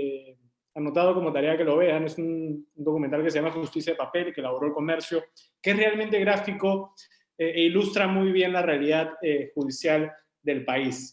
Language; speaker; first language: Spanish; native; Spanish